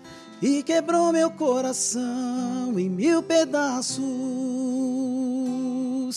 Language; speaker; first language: Portuguese; native; Portuguese